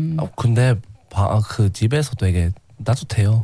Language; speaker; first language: Korean; non-native, learner; English